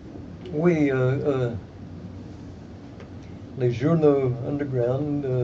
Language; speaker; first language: French; non-native, fluent; English